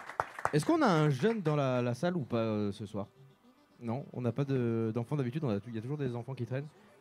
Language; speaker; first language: French; native; French